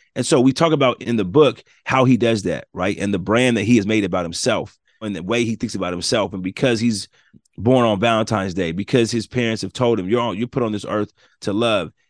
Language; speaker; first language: English; native; English